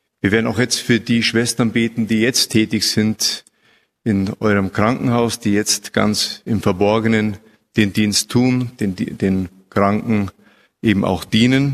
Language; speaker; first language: German; native; German